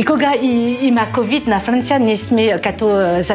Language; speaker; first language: Bulgarian; non-native, learner; French